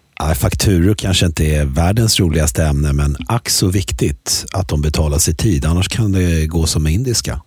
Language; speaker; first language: Swedish; native; Swedish